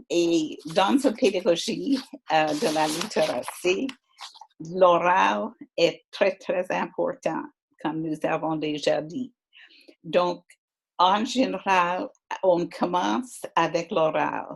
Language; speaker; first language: French; non-native, fluent; English